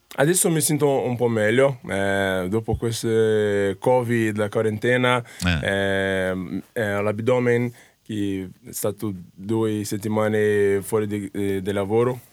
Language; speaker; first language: Italian; non-native, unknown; Portuguese